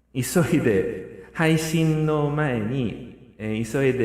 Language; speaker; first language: Japanese; non-native, fluent; English